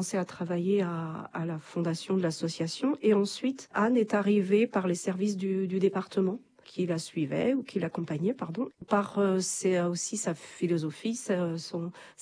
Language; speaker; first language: French; native; French